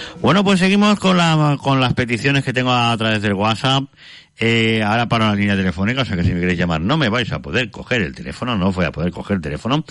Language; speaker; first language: Spanish; native; Spanish